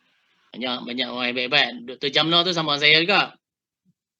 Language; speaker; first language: Malay; native; Malay